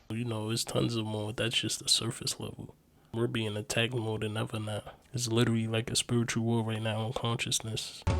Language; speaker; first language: English; native; English